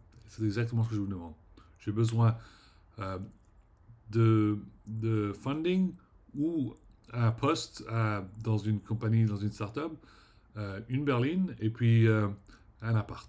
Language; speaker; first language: French; early bilingual, heritage; French